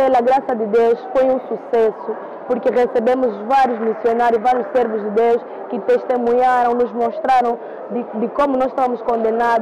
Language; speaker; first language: Portuguese; native; Portuguese